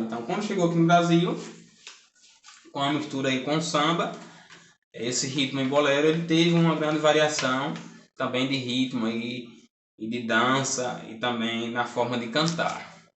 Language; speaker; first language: Portuguese; native; Portuguese